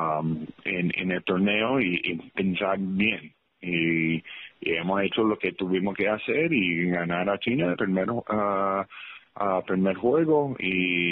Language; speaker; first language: Spanish; early bilingual, heritage; English